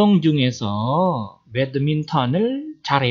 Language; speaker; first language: Korean; non-native, fluent; Indonesian